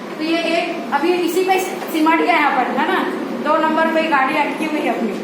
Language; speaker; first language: Hindi; non-native, local second language; Chhattisgarhi